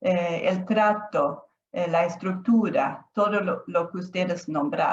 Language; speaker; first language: Spanish; non-native, fluent; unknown